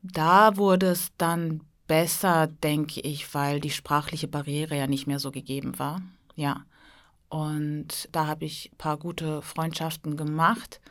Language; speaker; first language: German; early bilingual, other home language; Turkish